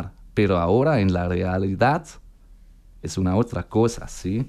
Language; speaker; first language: Spanish; non-native, learner; German